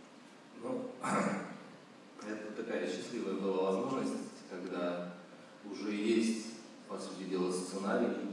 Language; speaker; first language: Russian; native; Russian